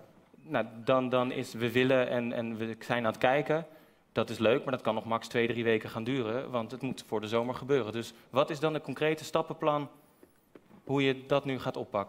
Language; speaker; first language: Dutch; native; Dutch